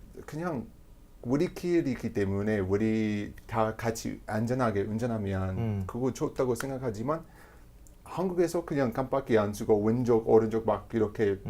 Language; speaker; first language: Korean; non-native, fluent; English